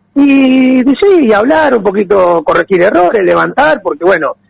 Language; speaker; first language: Spanish; native; Spanish